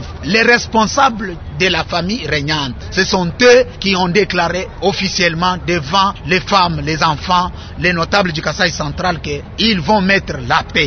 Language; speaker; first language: French; non-native, local second language; Luba-Lulua